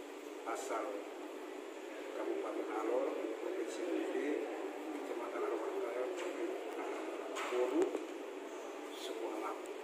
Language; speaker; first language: Indonesian; non-native, local second language; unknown